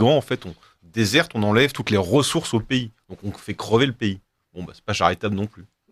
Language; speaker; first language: French; native; French